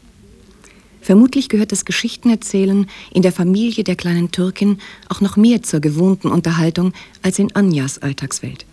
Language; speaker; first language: German; native; German